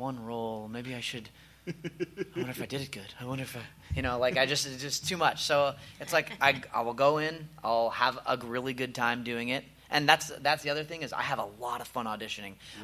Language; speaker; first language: English; native; English